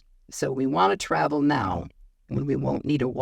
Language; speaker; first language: English; native; English